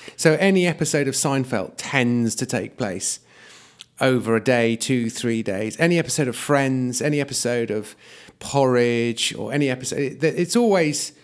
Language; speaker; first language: English; native; English